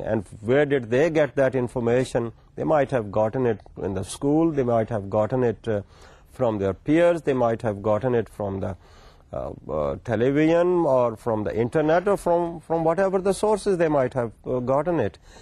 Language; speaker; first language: English; non-native, local second language; Urdu